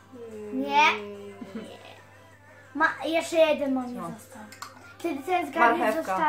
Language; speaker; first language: Polish; early bilingual, heritage; Polish